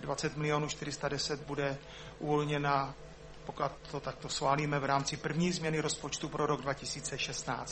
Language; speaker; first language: Czech; native; Czech